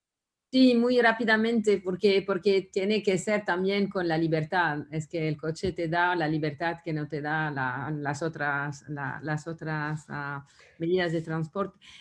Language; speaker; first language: Spanish; non-native, fluent; French